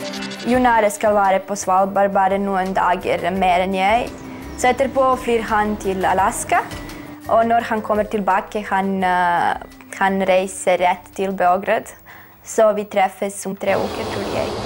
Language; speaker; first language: Norwegian; non-native, fluent; Serbian